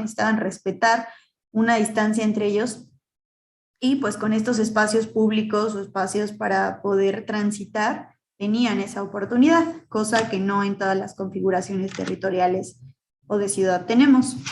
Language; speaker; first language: Spanish; native; Spanish